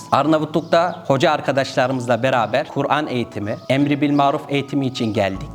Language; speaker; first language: Turkish; native; Turkish